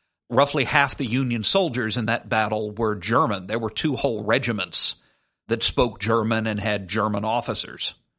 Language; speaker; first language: English; native; English